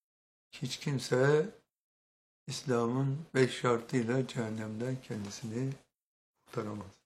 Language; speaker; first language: Turkish; native; Turkish